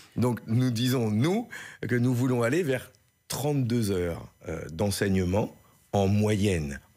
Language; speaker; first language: French; native; French